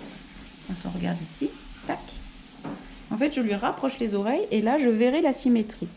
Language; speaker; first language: French; native; French